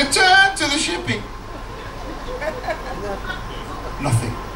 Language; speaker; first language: English; native; English